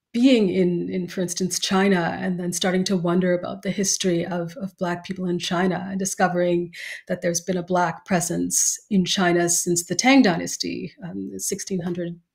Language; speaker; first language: English; native; English